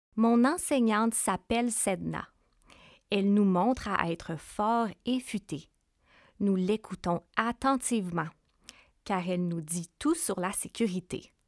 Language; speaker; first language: French; native; French